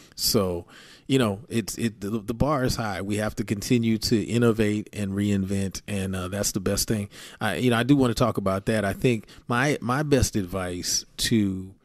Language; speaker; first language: English; native; English